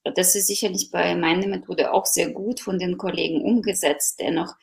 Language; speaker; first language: German; non-native, fluent; Ukrainian